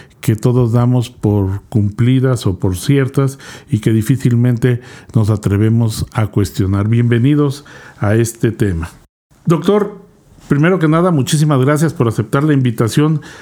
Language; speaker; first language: Spanish; native; Spanish